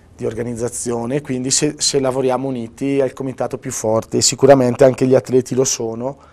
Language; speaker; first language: Italian; native; Italian